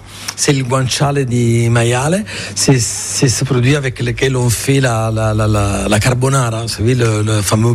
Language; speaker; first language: French; non-native, fluent; Italian